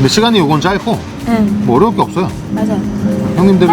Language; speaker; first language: Korean; native; Korean